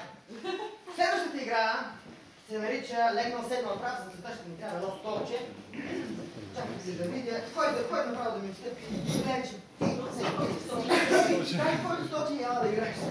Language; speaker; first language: Bulgarian; native; Bulgarian